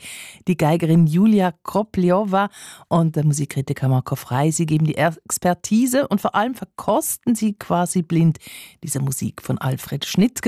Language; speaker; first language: German; native; German